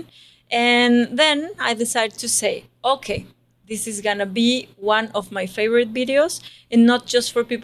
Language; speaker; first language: English; non-native, learner; Spanish